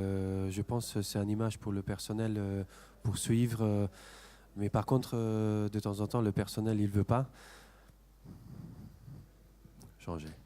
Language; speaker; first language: French; non-native, fluent; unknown